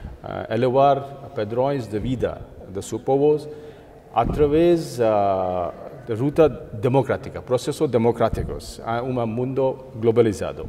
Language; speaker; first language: Portuguese; non-native, fluent; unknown